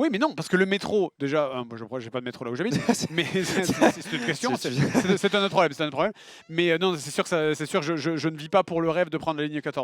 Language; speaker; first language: French; native; French